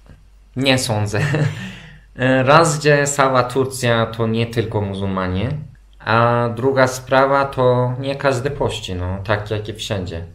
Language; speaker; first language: Polish; non-native, fluent; Turkish